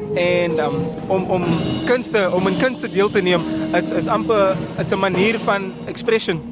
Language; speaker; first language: Afrikaans; non-native, learner; English